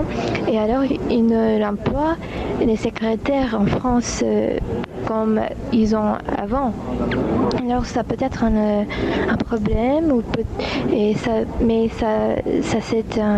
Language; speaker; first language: French; non-native, fluent; English